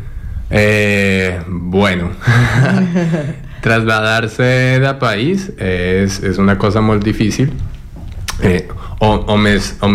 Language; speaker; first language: Catalan; non-native, learner; Spanish